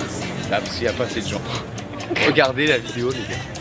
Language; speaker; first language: French; native; French